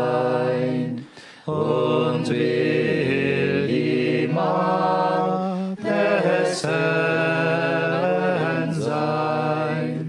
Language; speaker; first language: German; native; German